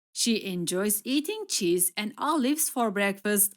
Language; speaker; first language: English; non-native, fluent; Turkish